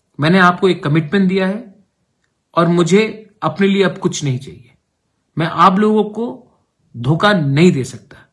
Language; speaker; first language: Hindi; non-native, local second language; Kok Borok